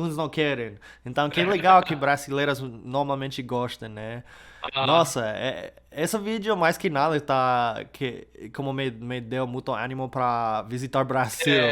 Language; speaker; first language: Portuguese; non-native, fluent; English